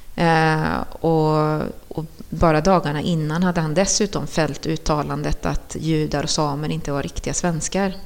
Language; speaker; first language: Swedish; early bilingual, other home language; Spanish